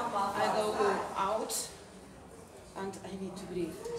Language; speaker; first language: English; non-native, learner; Lithuanian